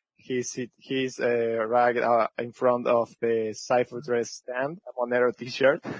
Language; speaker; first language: English; non-native, fluent; French